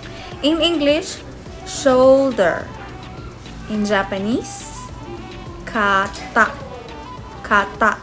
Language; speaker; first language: English; non-native, local second language; Filipino